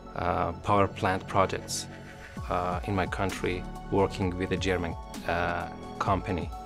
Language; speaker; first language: English; non-native, fluent; Persian